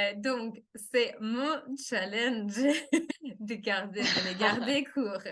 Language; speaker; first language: French; non-native, fluent; English